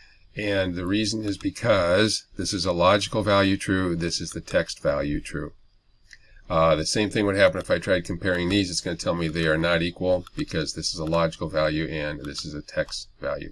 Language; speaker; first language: English; native; English